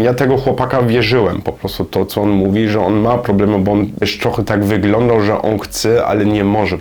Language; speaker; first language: Polish; non-native, learner; German